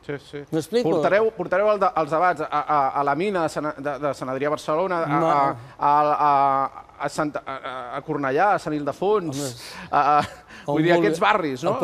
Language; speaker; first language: Catalan; native; Catalan